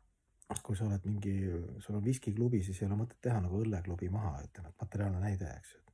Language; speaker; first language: Estonian; native; Estonian